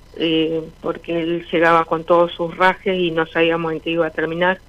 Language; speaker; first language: Spanish; native; Spanish